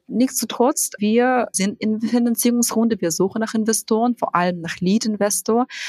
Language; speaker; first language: German; non-native, fluent; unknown